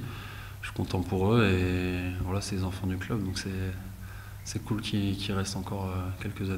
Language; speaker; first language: French; native; French